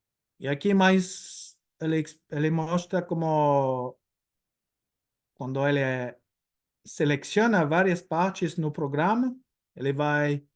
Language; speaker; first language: Portuguese; non-native, fluent; French